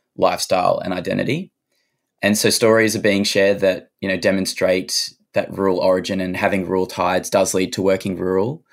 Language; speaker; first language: English; native; English